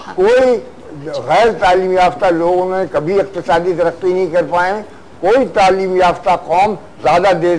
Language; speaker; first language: Urdu; native; Urdu